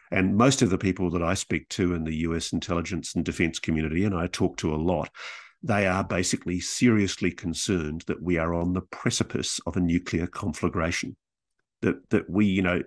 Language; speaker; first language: English; native; English